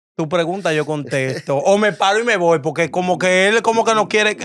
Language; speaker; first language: Spanish; native; Spanish